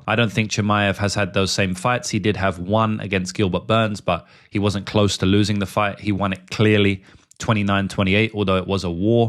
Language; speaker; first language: English; native; English